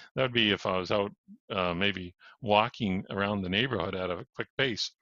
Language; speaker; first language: English; native; English